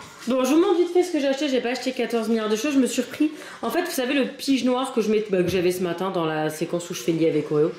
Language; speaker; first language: French; native; French